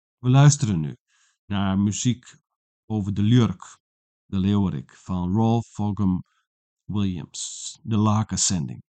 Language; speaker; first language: Dutch; non-native, local second language; Western Frisian